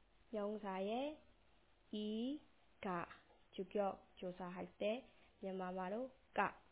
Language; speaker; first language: Korean; non-native, local second language; Burmese